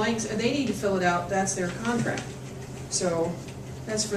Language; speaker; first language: English; native; English